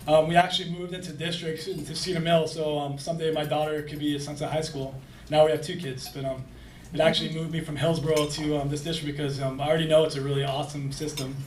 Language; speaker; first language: English; native; English